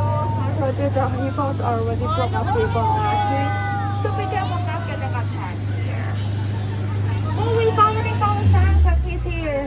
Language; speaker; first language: English; non-native, learner; Cantonese